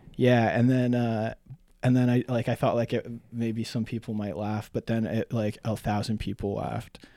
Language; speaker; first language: English; native; English